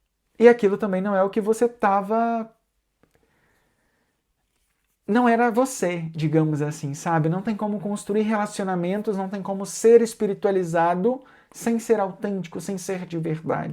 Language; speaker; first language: Portuguese; native; Portuguese